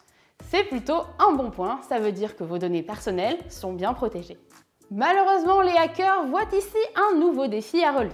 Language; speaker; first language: French; native; French